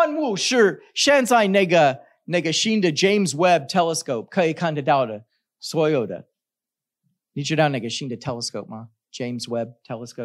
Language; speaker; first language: Chinese; non-native, fluent; English